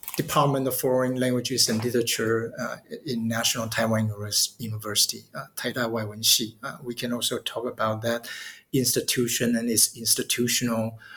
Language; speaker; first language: English; non-native, fluent; Chinese